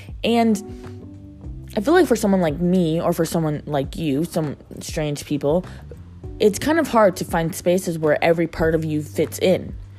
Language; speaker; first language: English; native; English